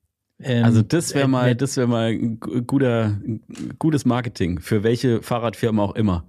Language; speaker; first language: German; native; German